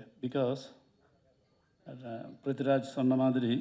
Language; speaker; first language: Tamil; non-native, learner; Malayalam